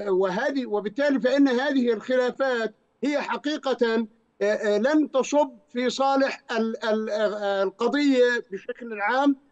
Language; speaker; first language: Arabic; native; Arabic